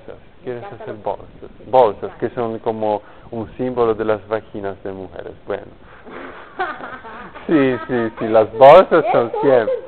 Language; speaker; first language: Spanish; non-native, learner; Polish